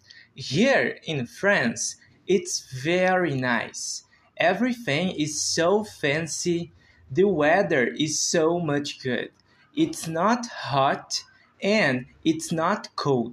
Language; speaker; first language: English; non-native, learner; Portuguese